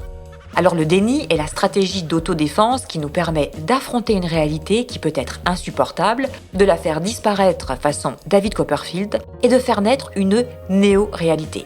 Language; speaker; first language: French; native; French